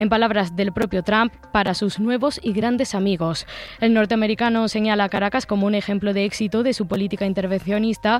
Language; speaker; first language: Spanish; native; Spanish